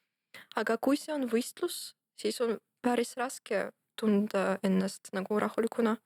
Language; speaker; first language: Estonian; non-native, local second language; Russian